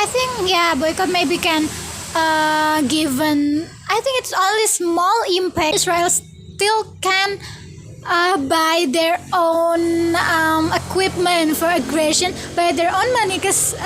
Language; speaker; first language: English; non-native, learner; Indonesian